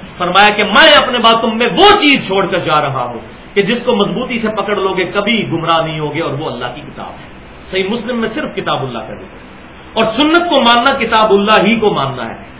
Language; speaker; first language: Urdu; non-native, local second language; Punjabi